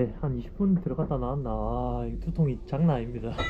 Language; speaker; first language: Korean; native; Korean